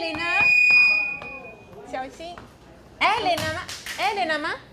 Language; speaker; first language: Italian; non-native, fluent; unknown